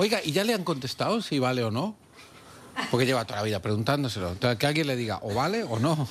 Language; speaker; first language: Spanish; native; Spanish